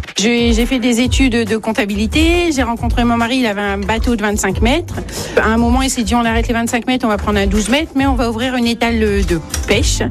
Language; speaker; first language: French; native; French